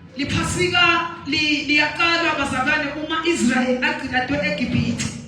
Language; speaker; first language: Zulu; non-native, local second language; Swati